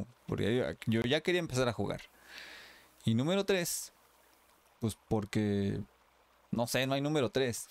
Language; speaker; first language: Spanish; native; Spanish